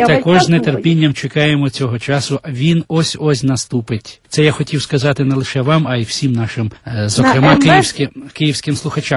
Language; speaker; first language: Ukrainian; native; Ukrainian